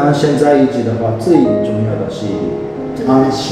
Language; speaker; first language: Chinese; non-native, fluent; Japanese